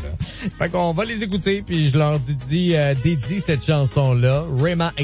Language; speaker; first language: French; native; French